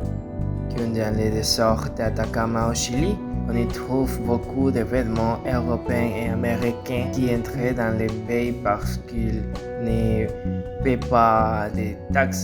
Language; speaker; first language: French; non-native, learner; Spanish